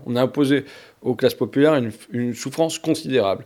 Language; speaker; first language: French; native; French